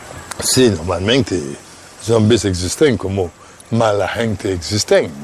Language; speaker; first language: Spanish; non-native, fluent; Haitian Creole